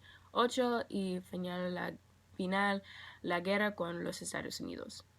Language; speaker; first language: Spanish; non-native, learner; English